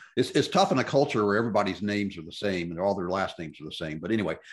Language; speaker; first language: English; native; English